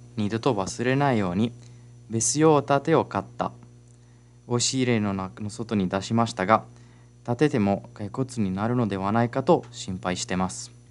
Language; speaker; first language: Japanese; non-native, fluent; Italian